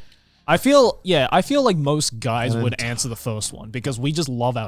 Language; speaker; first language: English; native; English